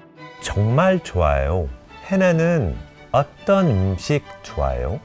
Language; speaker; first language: Korean; early bilingual, heritage; Korean